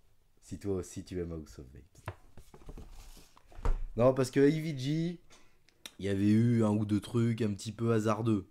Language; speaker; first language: French; native; French